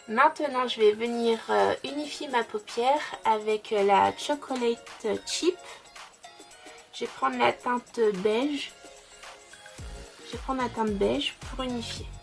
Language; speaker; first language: French; native; French